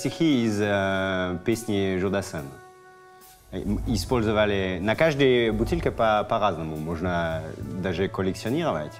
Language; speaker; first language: Russian; non-native, fluent; French